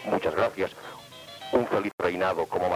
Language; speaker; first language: Spanish; native; Spanish